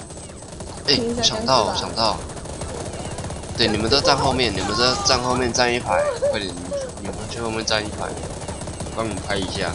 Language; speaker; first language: Chinese; native; Chinese